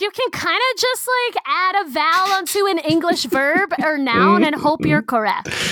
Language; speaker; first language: English; native; English